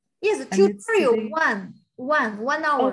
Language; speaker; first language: English; non-native, fluent; Chinese